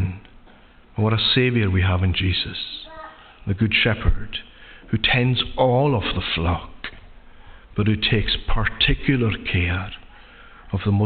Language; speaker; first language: English; native; English